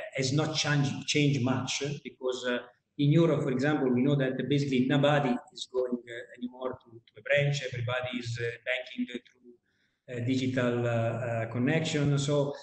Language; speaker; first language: English; non-native, fluent; Italian